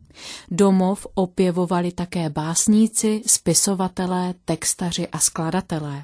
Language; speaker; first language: Czech; native; Czech